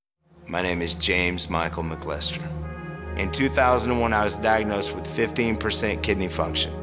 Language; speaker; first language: English; native; English